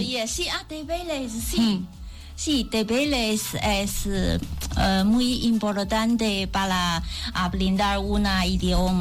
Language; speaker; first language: Spanish; non-native, learner; Chinese